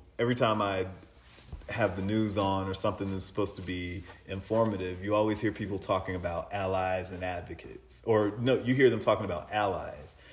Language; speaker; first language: English; native; English